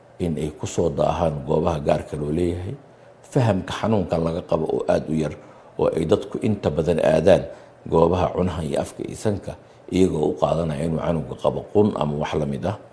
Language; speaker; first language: Somali; native; Somali